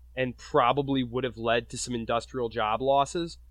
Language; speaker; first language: English; native; English